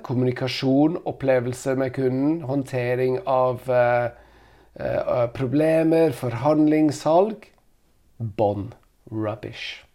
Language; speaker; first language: Norwegian; non-native, fluent; English